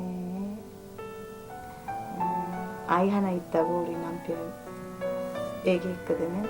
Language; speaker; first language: Korean; non-native, learner; Sinhala